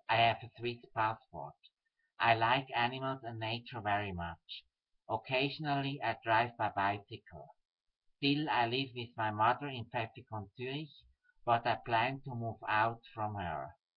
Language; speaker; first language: English; non-native, fluent; Swiss German